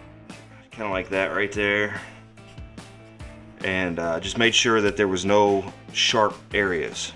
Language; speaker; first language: English; native; English